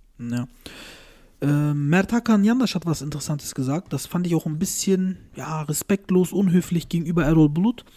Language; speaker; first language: German; early bilingual, other home language; Turkish